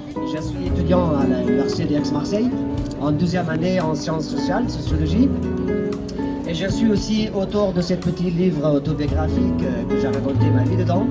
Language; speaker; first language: French; non-native, fluent; Persian